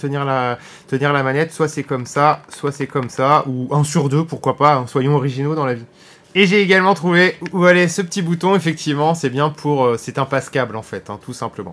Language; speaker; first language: French; native; French